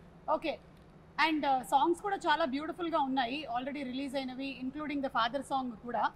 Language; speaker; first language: Telugu; native; Telugu